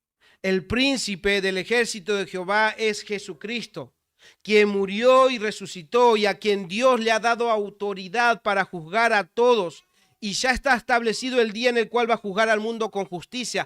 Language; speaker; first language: Spanish; native; Spanish